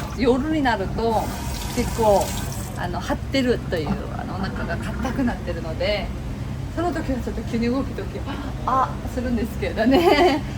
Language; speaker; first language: Japanese; non-native, fluent; Korean